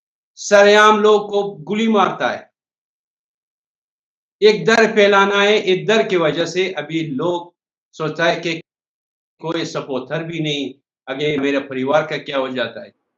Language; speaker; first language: Hindi; non-native, fluent; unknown